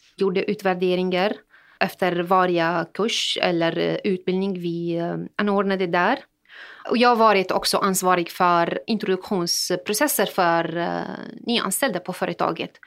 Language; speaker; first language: Swedish; non-native, fluent; Arabic